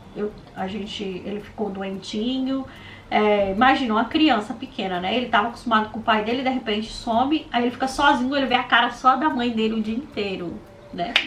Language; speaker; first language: Portuguese; native; Portuguese